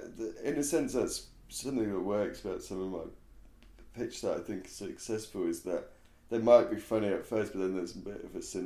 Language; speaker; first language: English; native; English